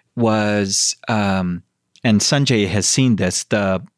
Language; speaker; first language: English; native; English